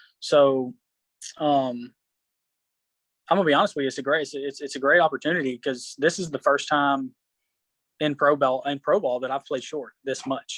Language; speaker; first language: English; native; English